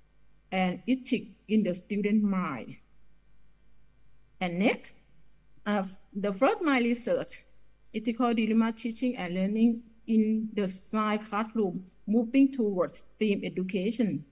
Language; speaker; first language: English; non-native, learner; Thai